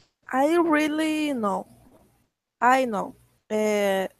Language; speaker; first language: English; non-native, learner; Spanish